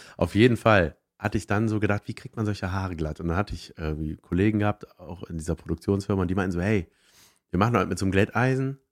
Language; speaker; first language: German; native; German